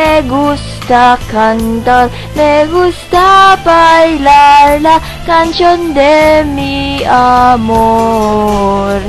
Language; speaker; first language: Spanish; non-native, learner; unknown